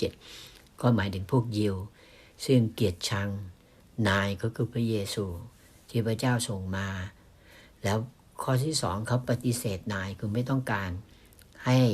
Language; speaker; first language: Thai; native; Thai